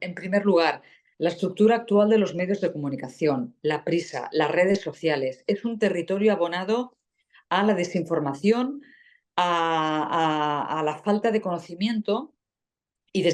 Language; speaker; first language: Spanish; native; Spanish